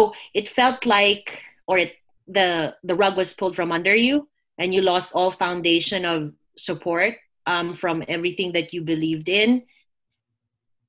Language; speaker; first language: English; non-native, local second language; Filipino